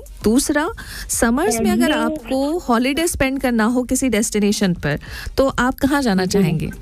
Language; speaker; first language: Hindi; native; Hindi